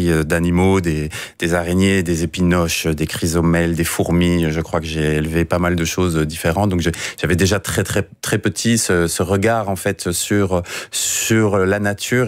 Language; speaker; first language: French; native; French